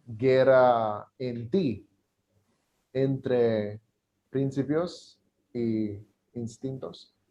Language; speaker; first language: Spanish; non-native, learner; English